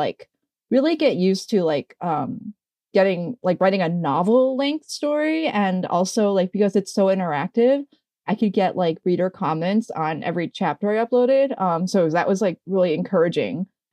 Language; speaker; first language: English; native; English